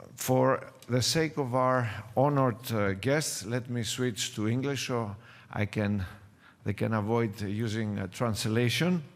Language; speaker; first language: English; non-native, fluent; Greek